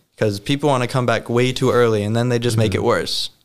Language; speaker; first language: English; native; English